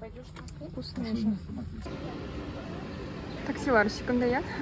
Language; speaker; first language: Russian; non-native, local second language; Kazakh